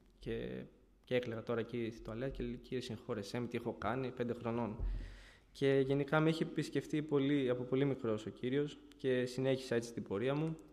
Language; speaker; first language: Greek; early bilingual, other home language; Bulgarian